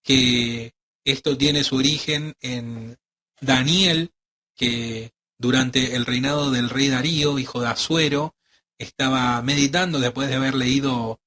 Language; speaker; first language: Spanish; native; Spanish